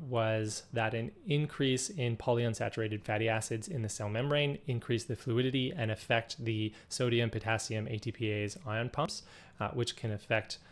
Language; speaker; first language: English; native; English